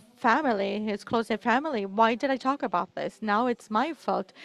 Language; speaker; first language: English; non-native, fluent; Spanish